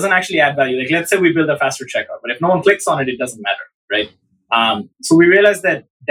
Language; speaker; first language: English; non-native, local second language; Bangla